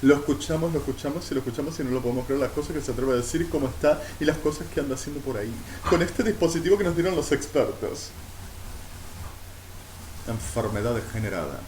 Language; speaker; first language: Spanish; native; Spanish